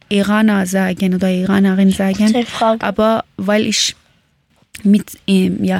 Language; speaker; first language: German; non-native, learner; Persian